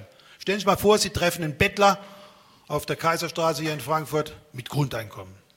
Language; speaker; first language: German; native; German